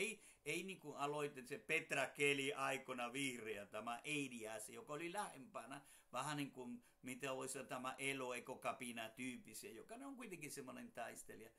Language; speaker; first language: Finnish; non-native, fluent; Spanish